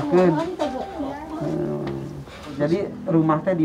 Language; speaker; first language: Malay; non-native, local second language; Sundanese